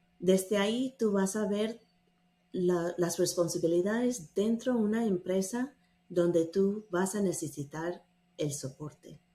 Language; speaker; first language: Spanish; non-native, fluent; English